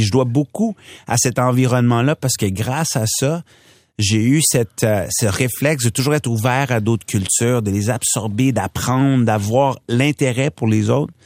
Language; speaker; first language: French; non-native, local second language; Punjabi